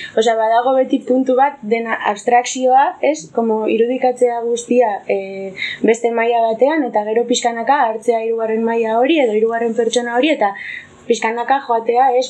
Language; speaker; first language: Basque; non-native, local second language; Spanish